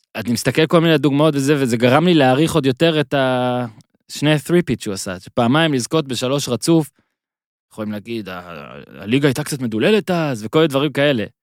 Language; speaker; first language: Hebrew; native; Hebrew